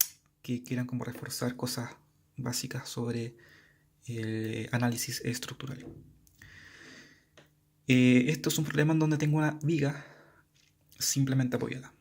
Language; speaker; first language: Spanish; native; Spanish